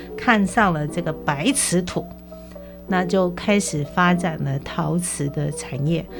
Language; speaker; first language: Chinese; native; Chinese